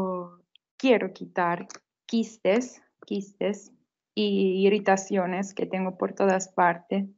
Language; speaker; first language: Spanish; non-native, fluent; Italian